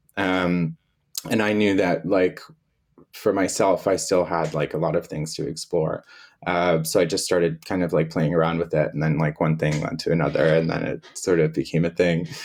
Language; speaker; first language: English; native; English